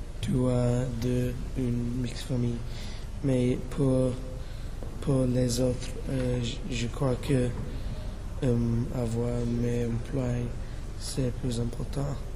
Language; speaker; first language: French; non-native, learner; English